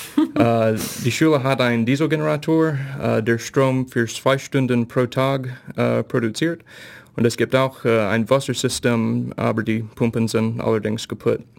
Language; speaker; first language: German; non-native, fluent; English